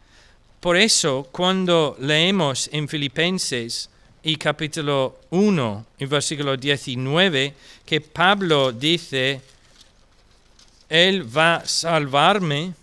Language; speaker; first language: Spanish; non-native, fluent; English